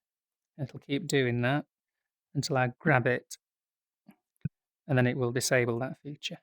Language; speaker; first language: English; native; English